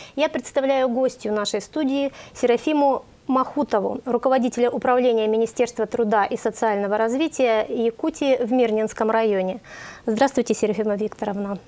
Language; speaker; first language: Russian; native; Russian